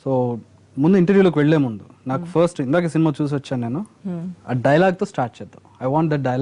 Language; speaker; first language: Telugu; native; Telugu